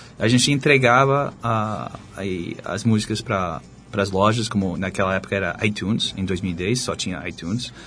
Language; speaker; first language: Portuguese; non-native, fluent; English